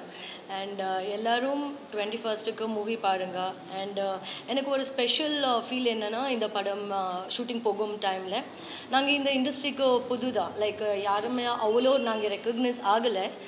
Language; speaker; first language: Tamil; non-native, learner; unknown